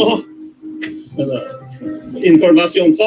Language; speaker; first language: Spanish; non-native, learner; English